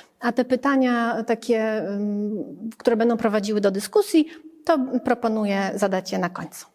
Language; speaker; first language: Polish; native; Polish